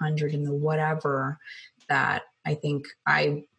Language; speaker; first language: English; native; English